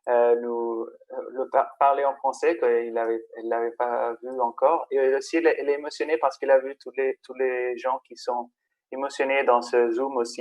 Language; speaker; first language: French; non-native, fluent; Spanish